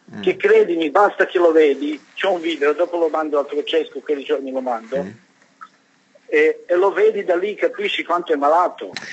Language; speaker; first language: Italian; non-native, learner; Serbian